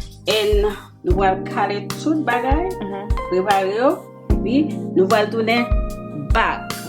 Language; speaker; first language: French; non-native, learner; Haitian Creole